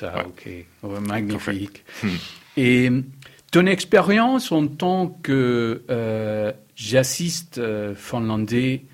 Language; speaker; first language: French; non-native, learner; Spanish